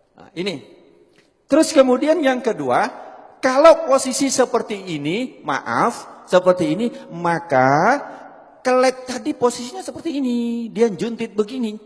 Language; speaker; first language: Indonesian; non-native, local second language; Javanese